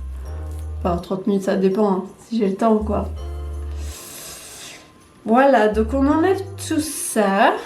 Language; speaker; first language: French; native; French